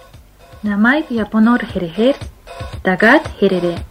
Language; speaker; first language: Mongolian; non-native, fluent; Japanese